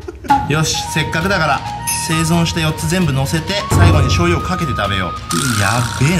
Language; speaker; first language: Japanese; native; Japanese